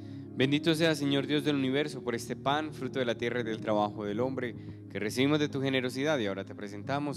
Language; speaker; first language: Spanish; native; Spanish